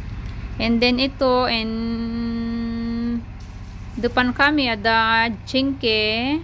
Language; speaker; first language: Indonesian; non-native, learner; Filipino